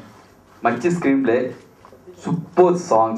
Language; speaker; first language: Telugu; non-native, learner; Tamil